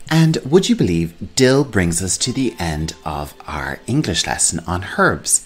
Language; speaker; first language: English; native; English